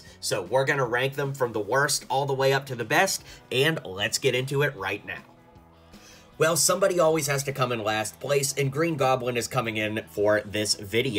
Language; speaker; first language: English; native; English